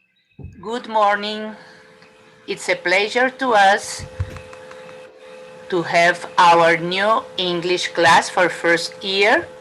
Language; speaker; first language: English; non-native, fluent; Spanish